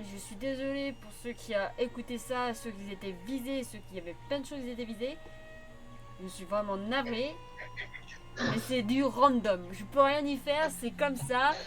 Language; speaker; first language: French; native; French